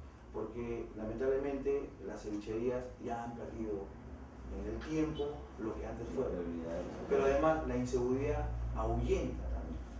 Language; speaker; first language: Spanish; native; Spanish